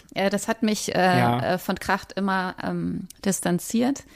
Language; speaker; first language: German; native; German